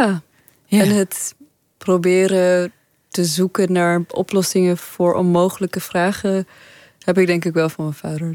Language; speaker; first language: Dutch; early bilingual, other home language; Persian